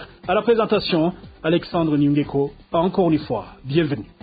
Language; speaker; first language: French; non-native, local second language; Rundi